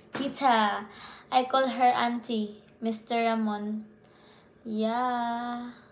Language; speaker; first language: English; non-native, local second language; Cebuano